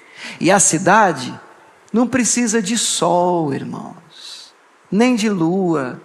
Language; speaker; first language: Portuguese; native; Portuguese